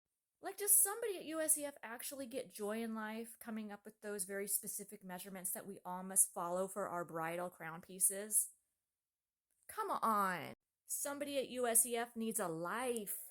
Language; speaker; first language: English; native; English